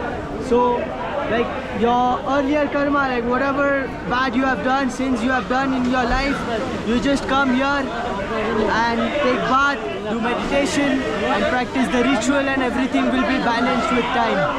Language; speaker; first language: English; non-native, local second language; Hindi